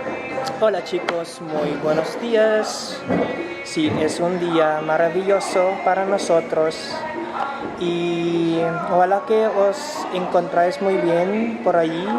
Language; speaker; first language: Spanish; non-native, fluent; Filipino